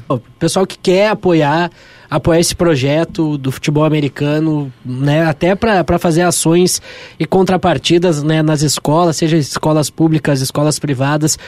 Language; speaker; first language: Portuguese; native; Portuguese